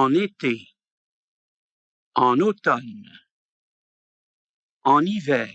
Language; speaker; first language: French; native; French